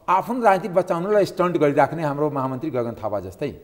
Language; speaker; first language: Nepali; non-native, local second language; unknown